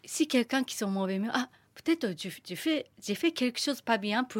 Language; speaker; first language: French; non-native, learner; Japanese